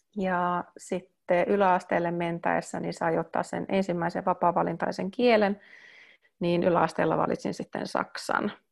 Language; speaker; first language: Finnish; early bilingual, heritage; Finnish